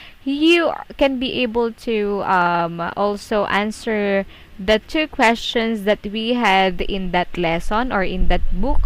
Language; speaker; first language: English; non-native, local second language; Filipino